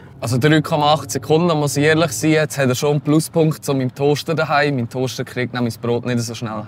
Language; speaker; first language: German; native; German